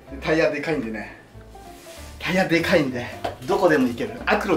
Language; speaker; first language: Japanese; native; Japanese